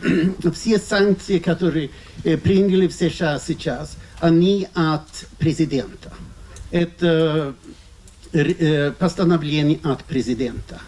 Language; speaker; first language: Russian; non-native, fluent; Swedish